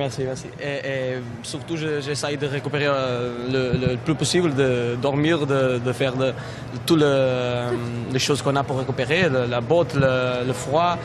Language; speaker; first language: French; non-native, fluent; Portuguese